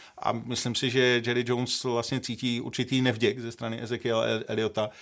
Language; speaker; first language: Czech; native; Czech